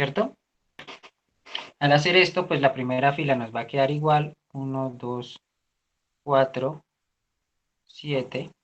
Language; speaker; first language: Spanish; native; Spanish